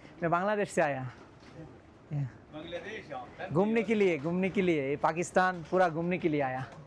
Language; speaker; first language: Hindi; non-native, learner; Bangla